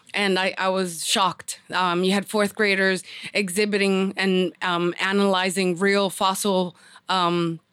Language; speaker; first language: English; early bilingual, other home language; Spanish